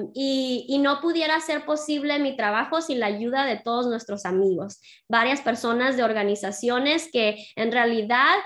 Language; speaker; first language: Spanish; early bilingual, heritage; Spanish